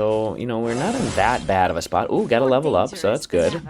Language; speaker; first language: English; native; English